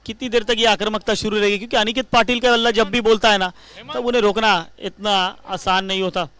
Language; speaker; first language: Hindi; non-native, local second language; Marathi